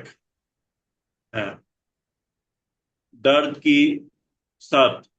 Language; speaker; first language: Hindi; non-native, learner; Bangla